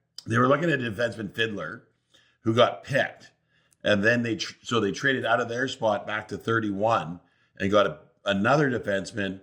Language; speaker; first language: English; native; English